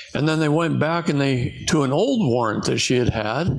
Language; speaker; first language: English; native; English